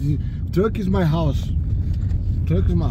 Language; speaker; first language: English; non-native, learner; Portuguese